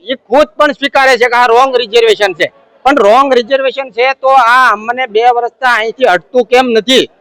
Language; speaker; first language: Gujarati; native; Gujarati